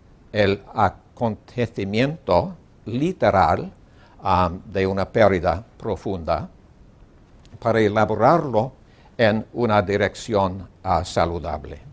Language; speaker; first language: Spanish; non-native, learner; English